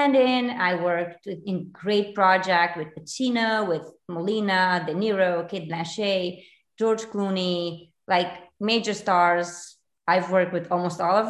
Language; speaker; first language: English; non-native, fluent; Romanian